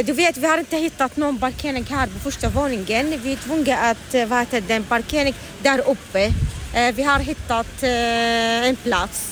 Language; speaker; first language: Swedish; non-native, local second language; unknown